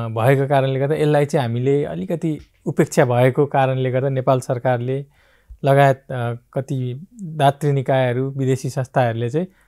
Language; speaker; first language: Nepali; native; Nepali